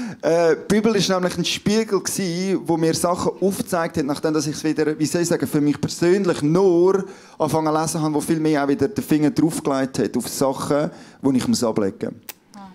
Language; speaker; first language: German; native; German